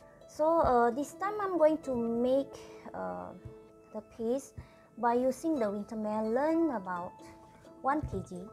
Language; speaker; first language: English; non-native, fluent; Indonesian